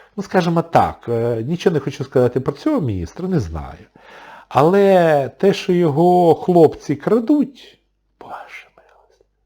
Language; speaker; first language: Ukrainian; non-native, local second language; Russian